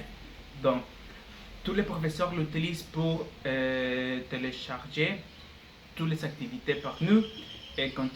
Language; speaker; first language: French; non-native, learner; Spanish